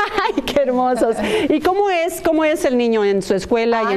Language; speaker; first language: Spanish; native; Spanish